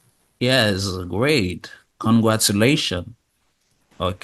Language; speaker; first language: English; non-native, fluent; Haitian Creole